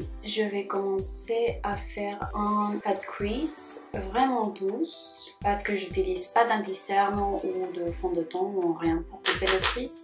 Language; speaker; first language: French; non-native, fluent; Spanish